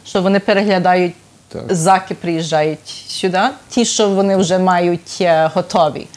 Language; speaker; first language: Ukrainian; early bilingual, heritage; Ukrainian